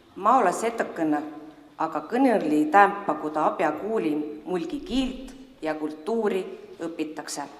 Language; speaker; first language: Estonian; native; Estonian